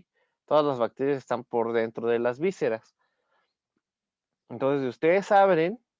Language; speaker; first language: Spanish; native; Spanish